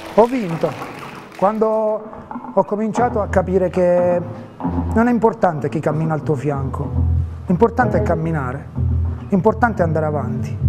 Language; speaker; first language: Italian; native; Italian